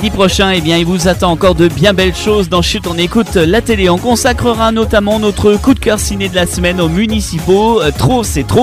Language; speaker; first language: French; native; French